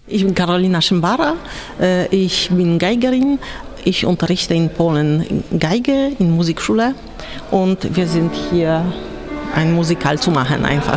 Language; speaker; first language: German; non-native, learner; Polish